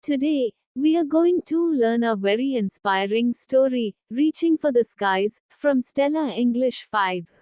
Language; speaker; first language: English; non-native, local second language; Hindi